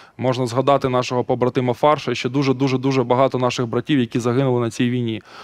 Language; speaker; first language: Ukrainian; non-native, local second language; Russian